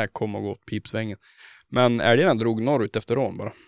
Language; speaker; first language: Swedish; native; Swedish